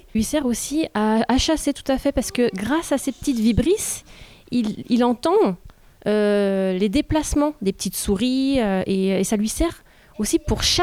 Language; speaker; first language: French; native; French